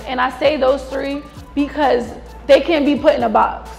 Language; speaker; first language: English; native; English